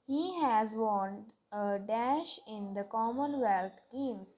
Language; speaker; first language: English; non-native, local second language; Punjabi